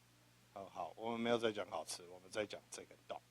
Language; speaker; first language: Chinese; early bilingual, heritage; English